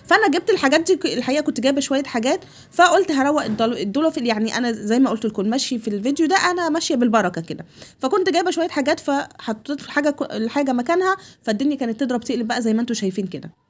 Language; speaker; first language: Arabic; native; Arabic